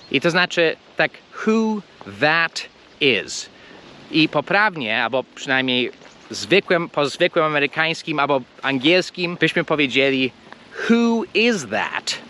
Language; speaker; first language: Polish; non-native, fluent; English